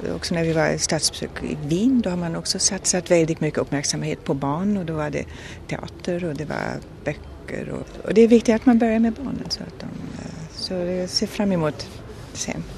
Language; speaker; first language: Swedish; non-native, fluent; German